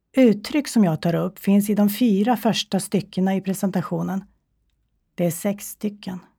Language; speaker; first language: Swedish; native; Swedish